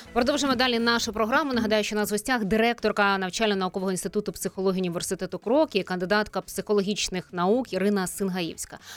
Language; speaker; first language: Ukrainian; native; Ukrainian